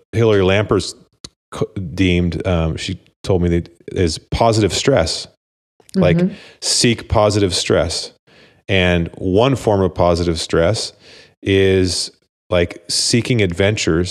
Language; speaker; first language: English; native; English